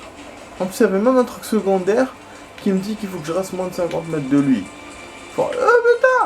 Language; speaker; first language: French; native; French